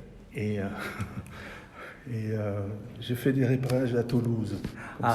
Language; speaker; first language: French; non-native, local second language; Dutch